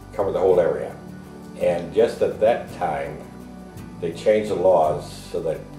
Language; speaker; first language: English; native; English